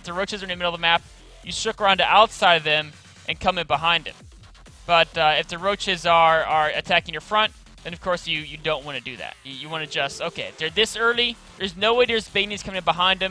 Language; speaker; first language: English; native; English